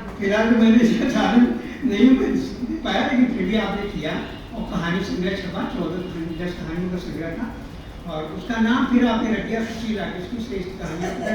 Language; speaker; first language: Hindi; native; Hindi